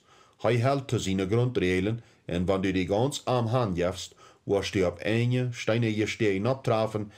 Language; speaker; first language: German; early bilingual, heritage; Plautdietsch